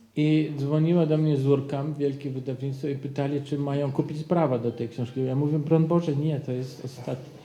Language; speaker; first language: Polish; non-native, fluent; German